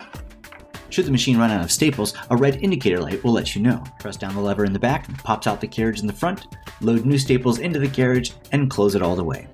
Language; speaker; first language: English; native; English